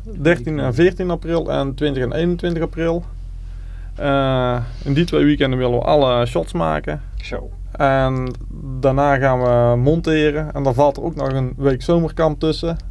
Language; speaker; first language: Dutch; native; Dutch